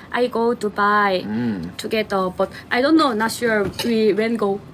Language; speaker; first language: English; non-native, learner; Korean